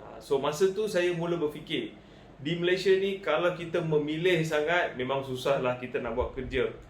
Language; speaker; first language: Malay; non-native, local second language; Tamil